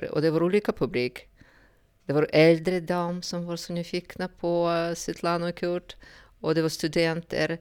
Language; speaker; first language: Swedish; non-native, fluent; Russian